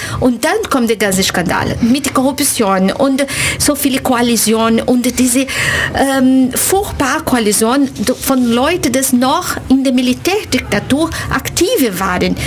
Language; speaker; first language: German; non-native, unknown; Portuguese